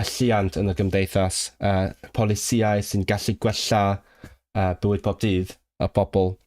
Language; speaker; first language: Welsh; non-native, fluent; Cantonese